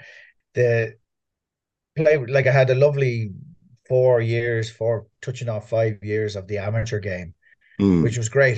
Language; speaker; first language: English; native; English